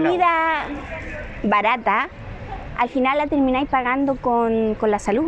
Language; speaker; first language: Spanish; native; Spanish